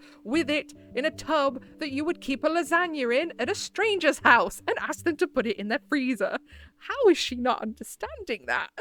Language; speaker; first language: English; native; English